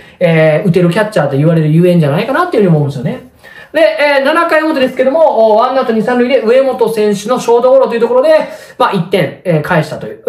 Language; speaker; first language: Japanese; native; Japanese